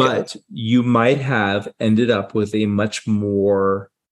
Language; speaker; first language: English; native; English